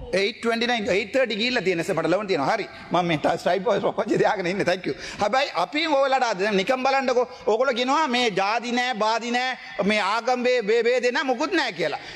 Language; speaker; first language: Sinhala; non-native, local second language; Tamil